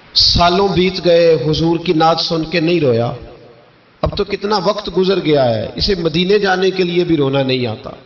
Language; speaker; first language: Urdu; non-native, local second language; Punjabi